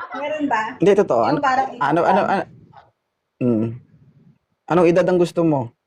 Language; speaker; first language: Filipino; non-native, local second language; Hiligaynon